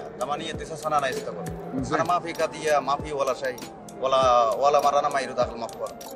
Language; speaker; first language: Arabic; non-native, learner; Bangla